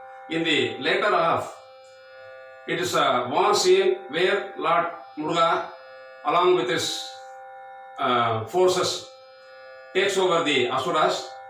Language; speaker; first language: English; non-native, local second language; Tamil